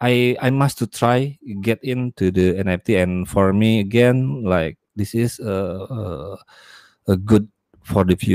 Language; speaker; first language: English; non-native, learner; Indonesian